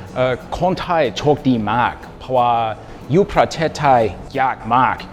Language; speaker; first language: Thai; non-native, learner; English